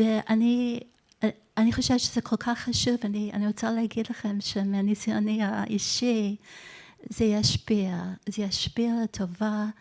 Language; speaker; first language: Hebrew; non-native, fluent; English